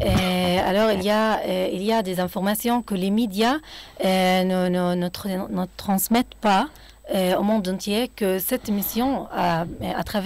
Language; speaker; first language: French; non-native, fluent; Arabic